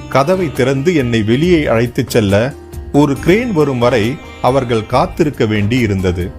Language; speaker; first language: Tamil; native; Tamil